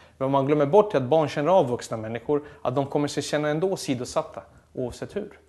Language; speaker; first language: Swedish; early bilingual, other home language; Serbian